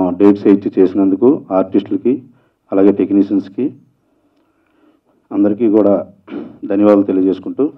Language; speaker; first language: Telugu; native; Telugu